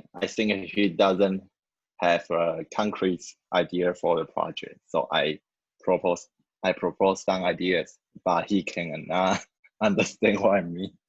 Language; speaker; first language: English; non-native, learner; Chinese